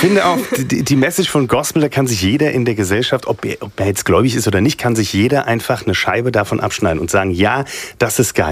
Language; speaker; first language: German; native; German